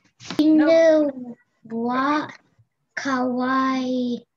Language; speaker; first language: Japanese; non-native, learner; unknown